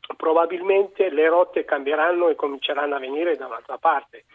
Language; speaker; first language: Italian; non-native, fluent; Tigrinya